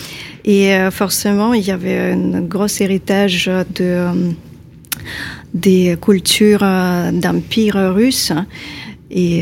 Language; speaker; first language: French; non-native, fluent; Ukrainian